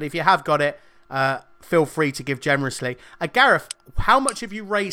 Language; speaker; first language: English; native; English